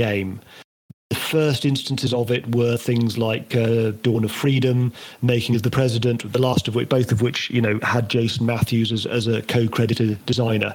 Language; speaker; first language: English; native; English